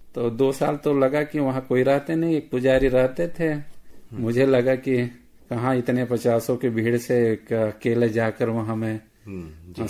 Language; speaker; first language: Hindi; native; Hindi